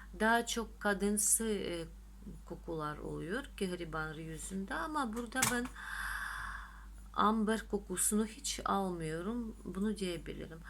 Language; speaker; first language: Turkish; non-native, fluent; Russian